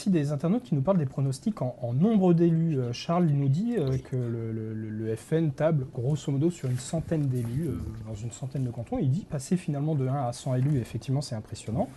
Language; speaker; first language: French; native; French